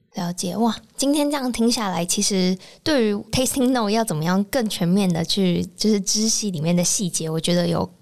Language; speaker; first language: Chinese; native; Chinese